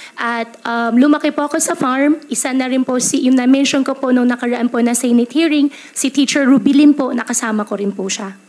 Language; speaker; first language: Filipino; native; Filipino